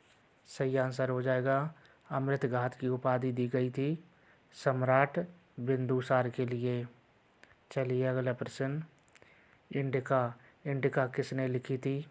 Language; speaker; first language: Hindi; native; Hindi